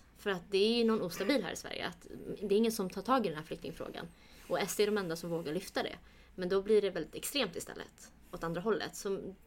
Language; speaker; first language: Swedish; early bilingual, other home language; Kurdish